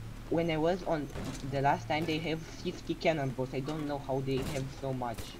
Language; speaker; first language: English; non-native, fluent; Romanian